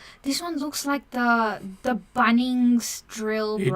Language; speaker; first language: English; native; English